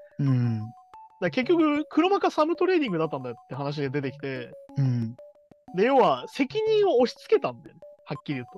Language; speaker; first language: Japanese; native; Japanese